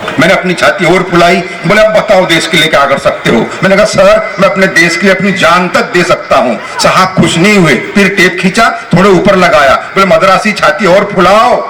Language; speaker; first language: Hindi; non-native, local second language; Telugu